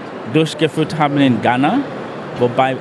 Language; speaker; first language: German; non-native, fluent; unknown